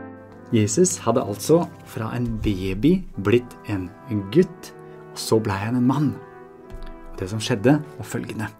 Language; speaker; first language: Norwegian; native; Norwegian